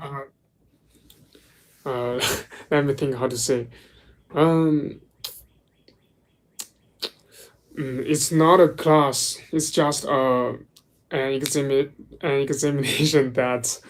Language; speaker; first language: English; non-native, learner; Chinese